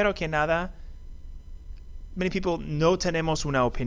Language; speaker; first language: Spanish; non-native, fluent; English